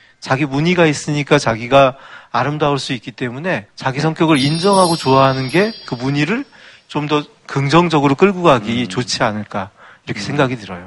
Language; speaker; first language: Korean; native; Korean